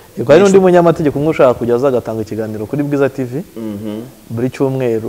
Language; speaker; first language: Kinyarwanda; native; Kinyarwanda